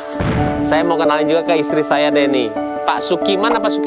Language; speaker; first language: Indonesian; native; Indonesian